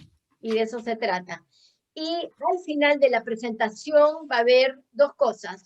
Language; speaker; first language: Spanish; native; Spanish